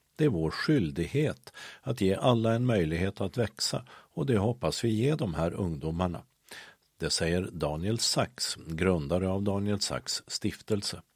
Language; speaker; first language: Swedish; native; Swedish